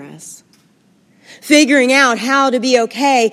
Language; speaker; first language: English; native; English